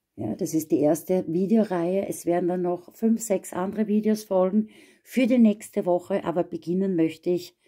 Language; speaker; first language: German; native; German